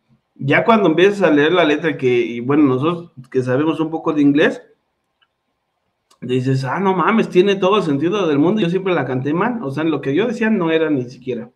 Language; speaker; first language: Spanish; native; Spanish